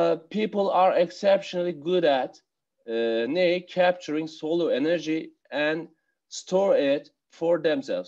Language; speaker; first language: English; non-native, fluent; Turkish